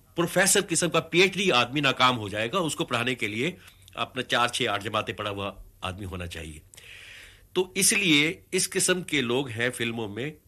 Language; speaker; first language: Hindi; native; Hindi